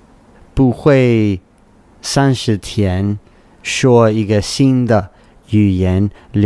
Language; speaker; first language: Chinese; non-native, learner; English